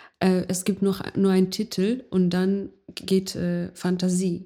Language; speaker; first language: German; non-native, fluent; Ukrainian